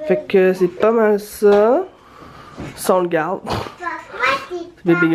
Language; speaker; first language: French; native; French